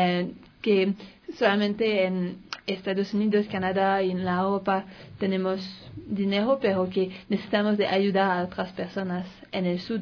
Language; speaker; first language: Spanish; non-native, learner; French